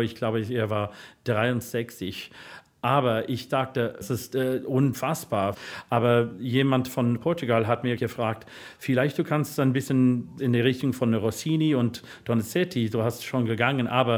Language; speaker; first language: German; non-native, fluent; English